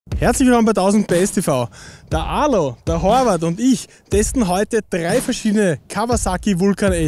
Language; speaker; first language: German; native; German